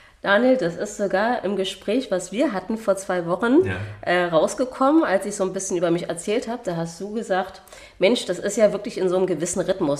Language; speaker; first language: German; native; German